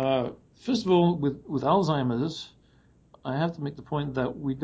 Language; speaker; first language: English; native; English